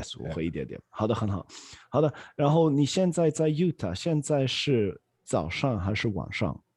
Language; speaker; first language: Chinese; non-native, fluent; Swedish